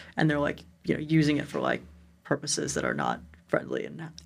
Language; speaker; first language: English; native; English